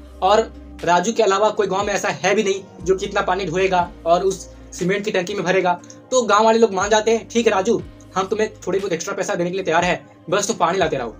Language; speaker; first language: Hindi; native; Hindi